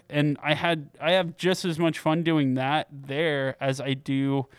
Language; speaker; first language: English; native; English